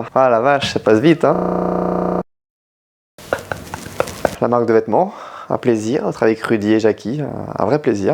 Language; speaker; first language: French; native; French